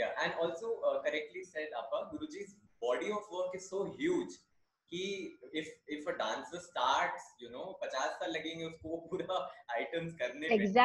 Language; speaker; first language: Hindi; native; Hindi